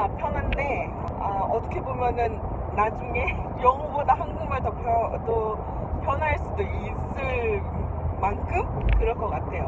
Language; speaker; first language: Korean; non-native, fluent; Malay